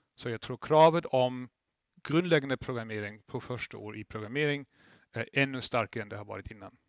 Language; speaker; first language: Swedish; non-native, fluent; German